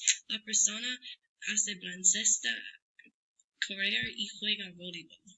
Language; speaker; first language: Spanish; non-native, learner; English